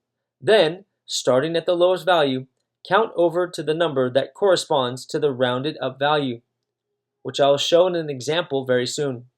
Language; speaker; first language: English; native; English